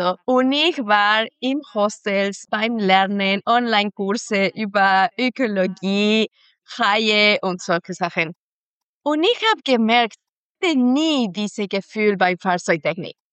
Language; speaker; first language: German; non-native, fluent; Spanish